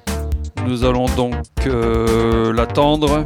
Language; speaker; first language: French; native; French